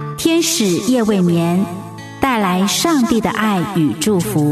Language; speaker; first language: Chinese; native; Chinese